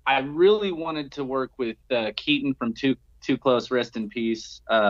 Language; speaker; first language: English; native; English